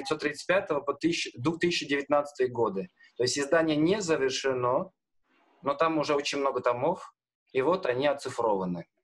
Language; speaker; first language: Russian; native; Russian